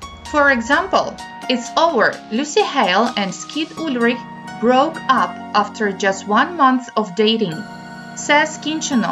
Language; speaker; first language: English; non-native, fluent; Ukrainian